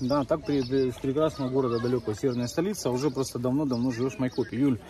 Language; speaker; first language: Russian; native; Russian